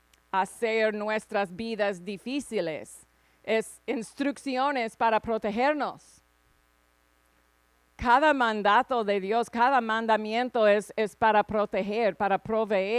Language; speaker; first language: Spanish; non-native, fluent; English